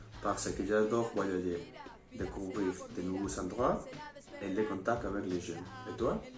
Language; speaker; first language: French; non-native, learner; Spanish